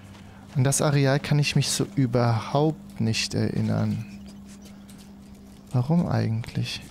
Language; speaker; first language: German; native; German